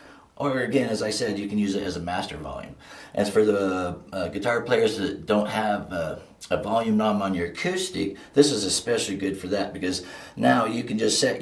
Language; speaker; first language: English; native; English